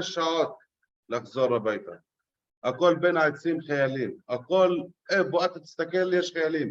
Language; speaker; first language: Hebrew; non-native, local second language; Arabic